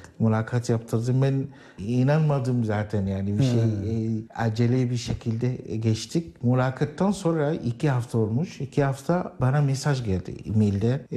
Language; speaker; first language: Turkish; non-native, learner; Arabic